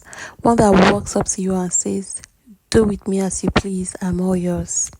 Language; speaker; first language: English; native; English